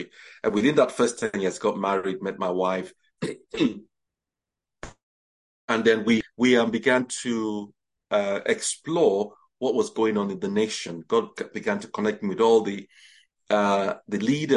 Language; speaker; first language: English; non-native, local second language; Yoruba